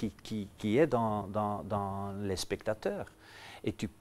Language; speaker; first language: French; non-native, local second language; Dutch